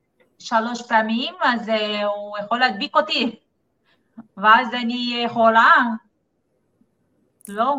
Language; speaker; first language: Hebrew; non-native, fluent; Portuguese